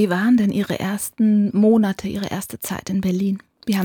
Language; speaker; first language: German; native; German